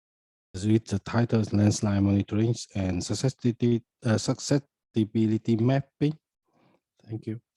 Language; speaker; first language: English; non-native, fluent; Vietnamese